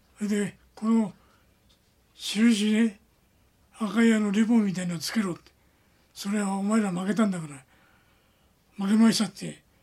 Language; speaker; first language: Japanese; native; Japanese